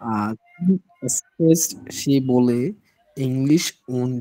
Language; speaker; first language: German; non-native, learner; Bangla